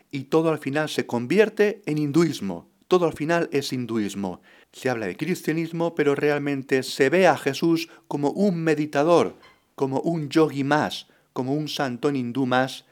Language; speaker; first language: Spanish; native; Spanish